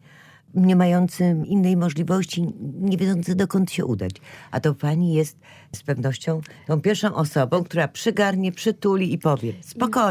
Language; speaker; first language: Polish; native; Polish